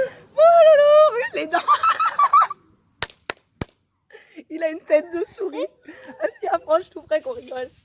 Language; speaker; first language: French; native; French